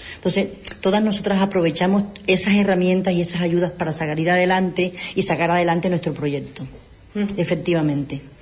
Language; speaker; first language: Spanish; native; Spanish